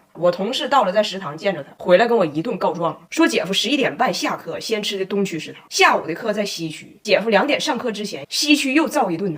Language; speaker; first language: Chinese; native; Chinese